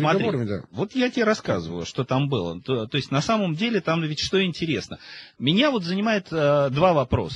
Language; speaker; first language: Russian; native; Russian